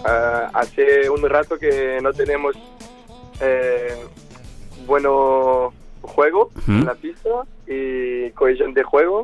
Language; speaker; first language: Spanish; non-native, fluent; French